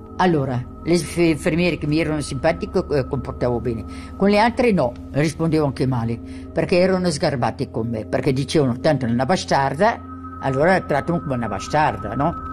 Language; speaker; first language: Italian; non-native, local second language; German